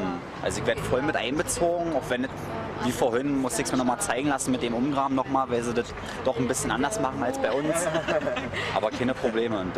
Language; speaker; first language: German; native; German